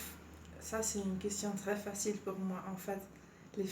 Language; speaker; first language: French; non-native, fluent; Spanish